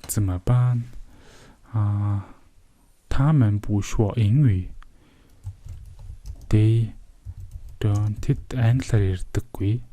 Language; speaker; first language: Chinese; non-native, learner; Mongolian